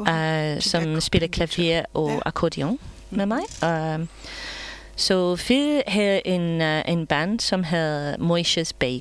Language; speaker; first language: Danish; non-native, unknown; English